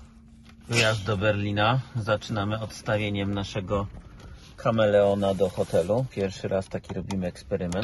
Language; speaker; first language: Polish; native; Polish